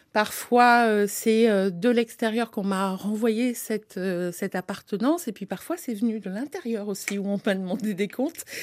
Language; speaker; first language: French; native; French